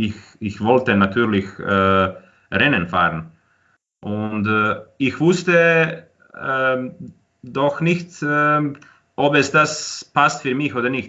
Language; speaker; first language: German; non-native, fluent; Croatian